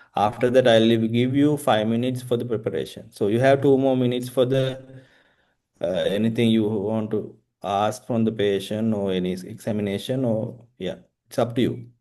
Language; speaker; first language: English; non-native, local second language; Sinhala